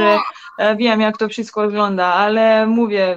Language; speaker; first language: Polish; non-native, learner; Serbian